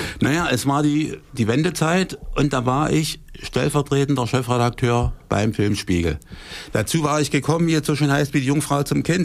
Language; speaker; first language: German; native; German